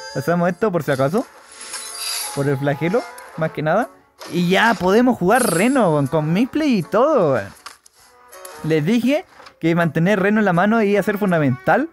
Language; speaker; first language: Spanish; native; Spanish